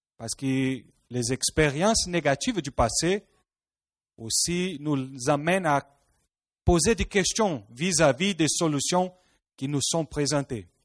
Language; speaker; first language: French; non-native, fluent; Portuguese